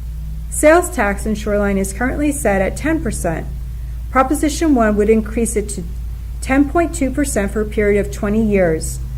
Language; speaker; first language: English; native; English